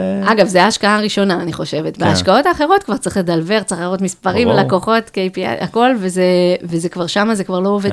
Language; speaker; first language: Hebrew; native; Hebrew